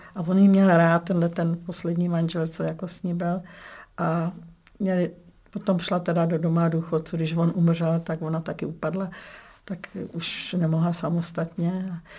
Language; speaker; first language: Czech; native; Czech